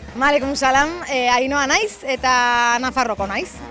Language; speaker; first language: Basque; non-native, local second language; Spanish